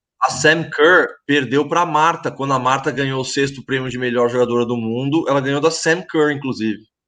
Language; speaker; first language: Portuguese; native; Portuguese